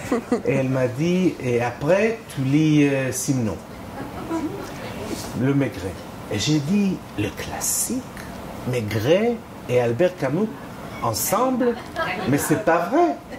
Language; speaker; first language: French; non-native, fluent; Hebrew